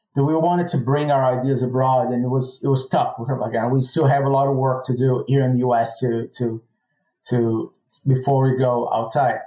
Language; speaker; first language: English; non-native, fluent; Portuguese